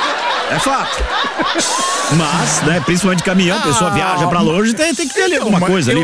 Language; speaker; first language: Portuguese; native; Portuguese